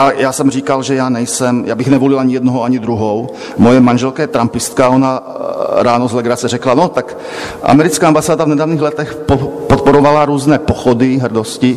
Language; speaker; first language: Czech; native; Czech